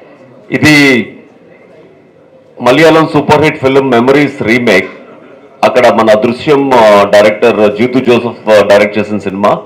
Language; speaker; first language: Telugu; native; Telugu